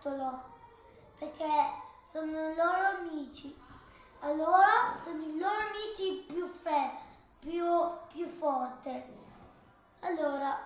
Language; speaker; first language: Italian; early bilingual, other home language; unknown